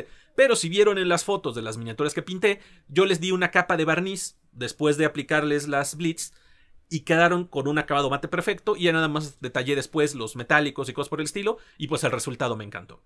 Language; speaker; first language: Spanish; native; Spanish